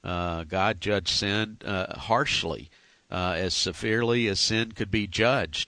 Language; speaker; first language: English; native; English